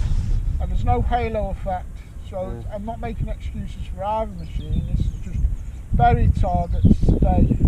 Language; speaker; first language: English; native; English